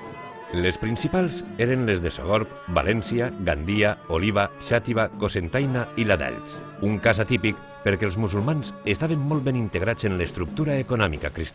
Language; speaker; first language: Catalan; native; Catalan